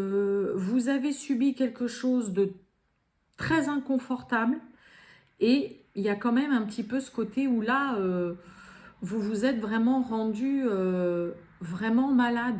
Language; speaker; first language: French; native; French